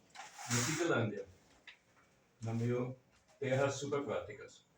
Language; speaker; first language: Portuguese; non-native, learner; German